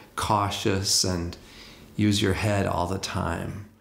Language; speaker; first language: English; native; English